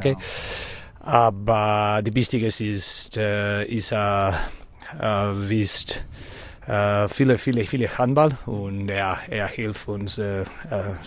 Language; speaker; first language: German; non-native, learner; Spanish